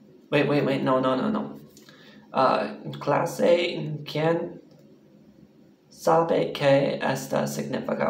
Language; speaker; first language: Spanish; non-native, learner; English